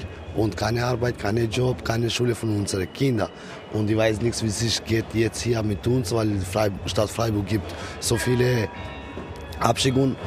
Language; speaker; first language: German; non-native, learner; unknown